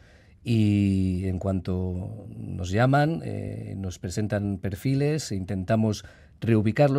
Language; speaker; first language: Spanish; native; Spanish